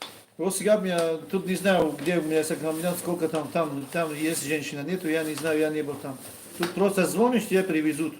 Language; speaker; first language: Russian; non-native, learner; Tajik